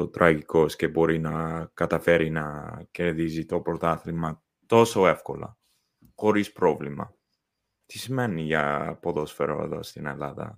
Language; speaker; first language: Greek; early bilingual, heritage; English